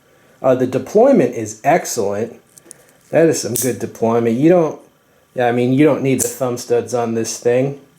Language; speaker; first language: English; native; English